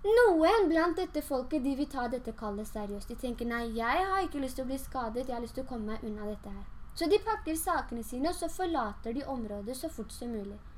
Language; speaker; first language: Norwegian; early bilingual, other home language; Urdu